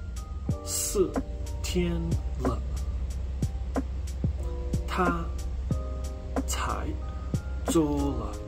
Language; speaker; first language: Chinese; non-native, learner; English